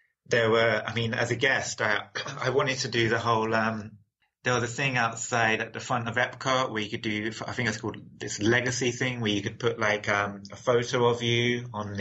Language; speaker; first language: English; native; English